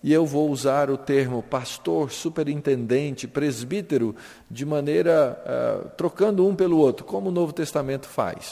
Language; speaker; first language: Portuguese; native; Portuguese